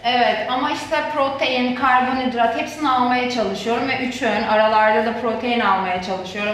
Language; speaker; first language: Turkish; native; Turkish